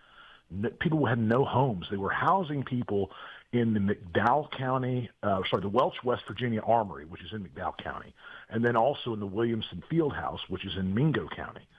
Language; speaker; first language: English; native; English